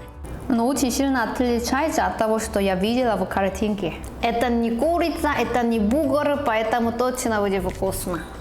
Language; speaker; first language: Russian; non-native, learner; Korean